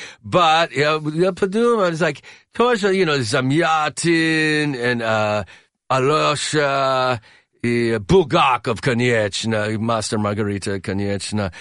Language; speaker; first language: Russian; non-native, learner; English